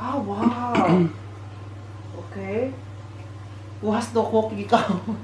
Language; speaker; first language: German; non-native, learner; Filipino